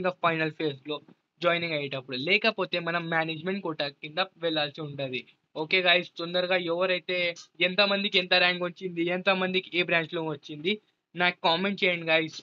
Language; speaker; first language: Telugu; non-native, local second language; Urdu